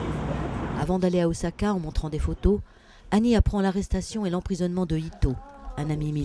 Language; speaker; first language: French; native; French